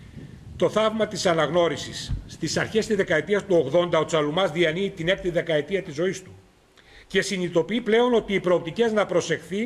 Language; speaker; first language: Greek; native; Greek